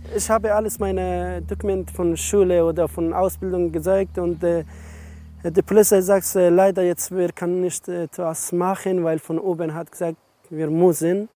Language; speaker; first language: German; non-native, learner; Persian